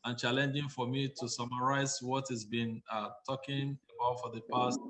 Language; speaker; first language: English; non-native, local second language; Yoruba